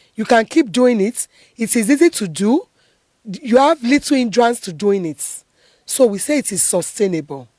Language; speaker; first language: English; non-native, local second language; Yoruba